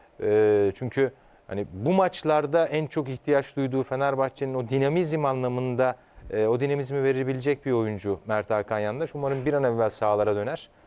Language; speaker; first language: Turkish; native; Turkish